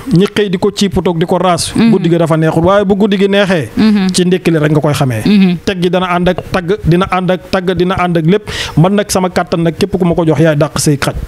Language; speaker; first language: Wolof; native; Wolof